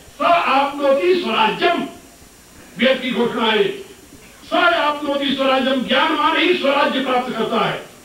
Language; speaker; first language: Hindi; native; Hindi